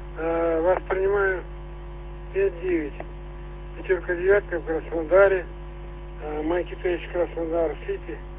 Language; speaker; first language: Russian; native; Russian